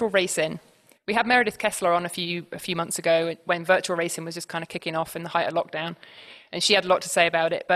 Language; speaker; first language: English; native; English